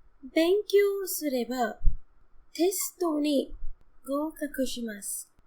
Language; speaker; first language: Japanese; non-native, fluent; Hindi